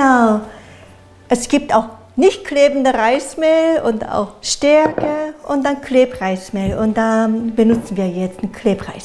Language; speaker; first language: German; non-native, fluent; Japanese